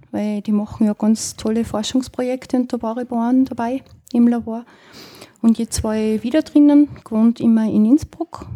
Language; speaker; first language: German; native; German